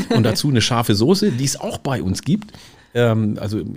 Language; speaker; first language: German; early bilingual, other home language; Oromo